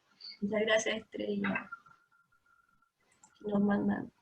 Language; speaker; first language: Spanish; native; Spanish